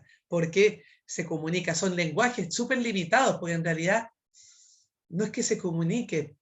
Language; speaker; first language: Spanish; native; Spanish